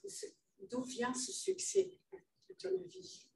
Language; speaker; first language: French; non-native, fluent; Dutch